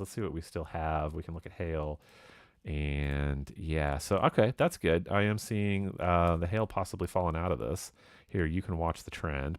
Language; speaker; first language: English; native; English